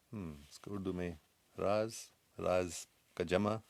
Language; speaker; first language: Urdu; non-native, fluent; English